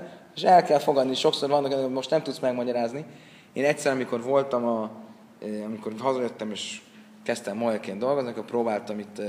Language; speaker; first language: Hungarian; native; Hungarian